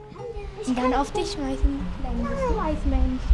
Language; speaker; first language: German; non-native, fluent; Kurdish